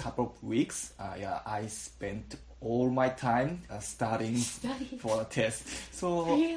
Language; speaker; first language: English; non-native, learner; Japanese